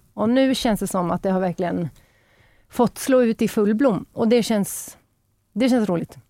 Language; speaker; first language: Swedish; native; Swedish